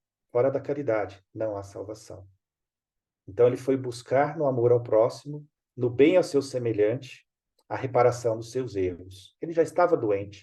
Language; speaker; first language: Portuguese; native; Portuguese